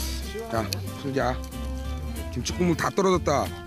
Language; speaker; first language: Korean; native; Korean